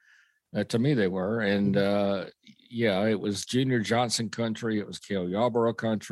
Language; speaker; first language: English; native; English